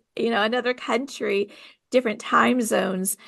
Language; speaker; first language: English; native; English